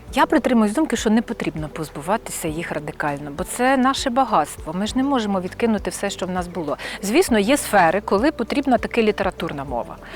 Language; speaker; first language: Ukrainian; native; Ukrainian